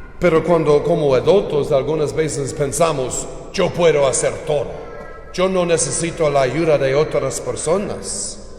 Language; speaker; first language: Spanish; non-native, learner; English